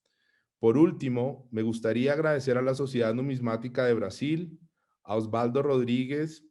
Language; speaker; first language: Spanish; native; Spanish